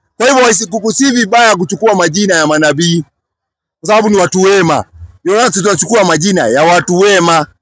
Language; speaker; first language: Swahili; non-native, local second language; Kikuyu